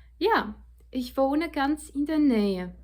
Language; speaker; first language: German; non-native, fluent; Polish